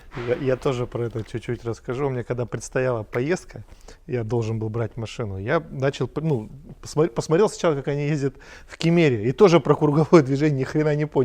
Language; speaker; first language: Russian; native; Russian